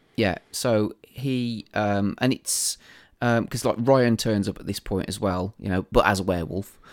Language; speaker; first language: English; native; English